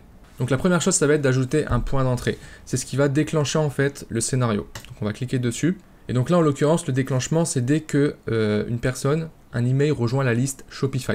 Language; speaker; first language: French; native; French